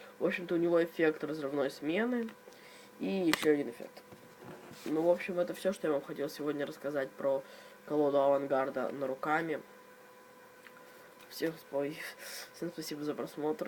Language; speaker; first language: Russian; native; Russian